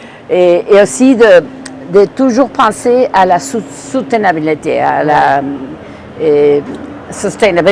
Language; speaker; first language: French; non-native, fluent; Spanish